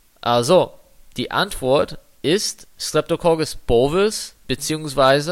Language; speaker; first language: German; non-native, fluent; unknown